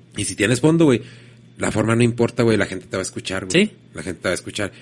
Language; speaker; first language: Spanish; native; Spanish